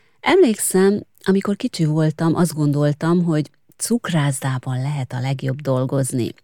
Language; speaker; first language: Hungarian; native; Hungarian